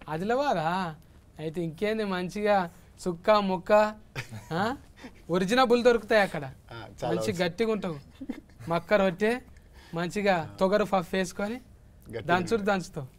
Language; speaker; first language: Telugu; native; Telugu